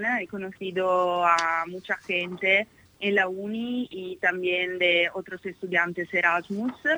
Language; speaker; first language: Spanish; non-native, fluent; Italian